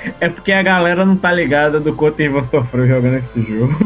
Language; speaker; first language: Portuguese; native; Portuguese